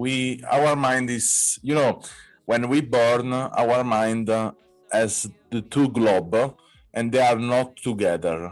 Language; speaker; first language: English; non-native, fluent; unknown